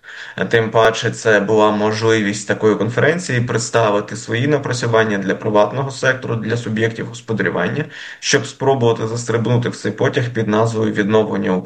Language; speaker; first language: Ukrainian; native; Ukrainian